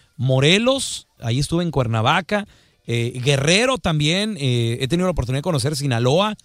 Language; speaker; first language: Spanish; native; Spanish